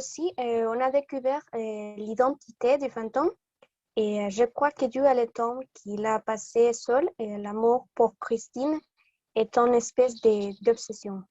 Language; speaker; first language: French; non-native, learner; Spanish